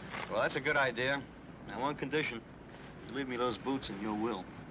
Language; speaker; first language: English; native; English